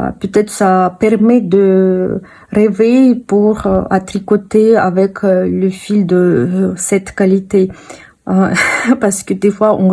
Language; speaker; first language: French; non-native, fluent; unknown